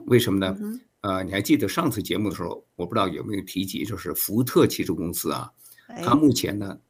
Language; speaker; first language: Chinese; native; Chinese